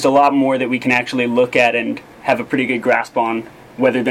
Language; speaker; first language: English; native; English